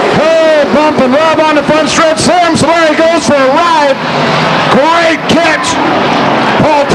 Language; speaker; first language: English; native; English